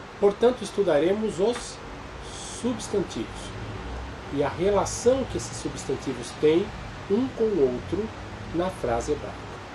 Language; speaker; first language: Portuguese; native; Portuguese